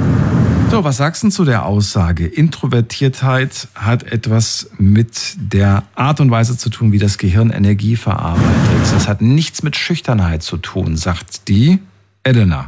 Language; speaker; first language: German; native; German